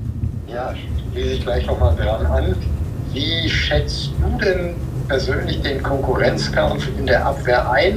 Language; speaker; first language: German; native; German